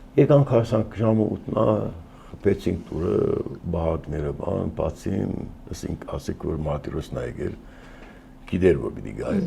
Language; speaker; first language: Armenian; early bilingual, heritage; Armenian